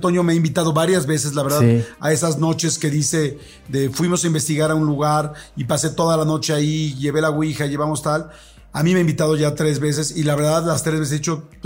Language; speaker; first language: Spanish; native; Spanish